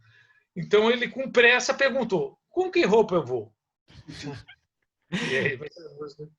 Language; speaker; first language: Portuguese; native; Portuguese